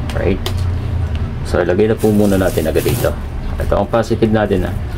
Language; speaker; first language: Filipino; non-native, local second language; Bikol